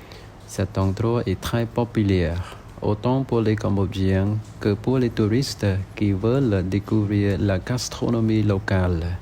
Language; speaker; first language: French; non-native, fluent; Khmer